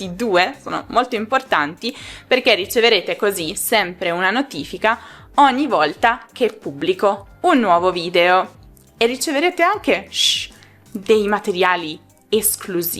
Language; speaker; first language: Italian; native; Italian